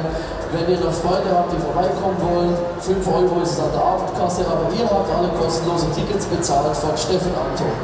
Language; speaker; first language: German; native; German